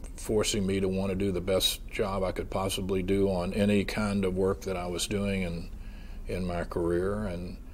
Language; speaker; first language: English; native; English